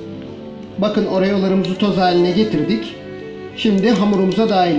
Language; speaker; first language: Turkish; native; Turkish